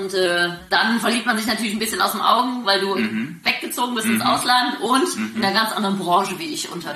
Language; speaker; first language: German; native; German